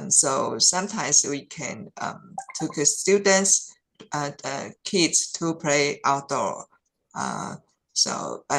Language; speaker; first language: English; non-native, fluent; Chinese